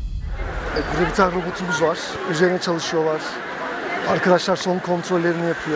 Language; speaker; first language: Turkish; native; Turkish